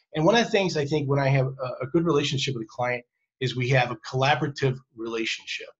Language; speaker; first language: English; native; English